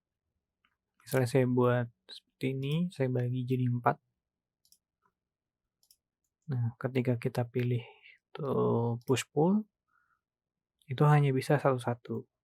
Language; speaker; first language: Indonesian; native; Indonesian